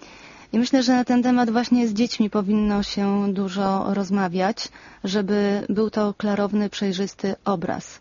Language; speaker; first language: Polish; native; Polish